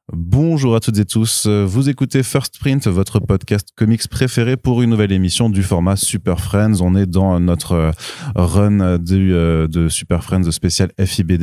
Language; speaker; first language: French; native; French